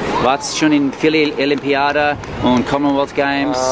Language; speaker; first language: German; non-native, learner; English